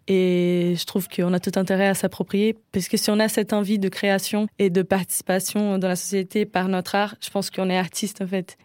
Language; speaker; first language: French; non-native, fluent; Portuguese